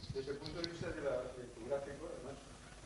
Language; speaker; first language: Spanish; native; Spanish